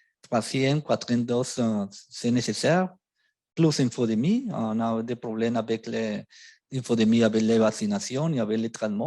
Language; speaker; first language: French; non-native, fluent; Spanish